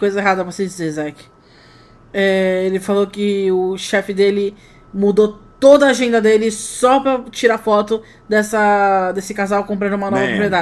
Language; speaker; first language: Portuguese; native; Portuguese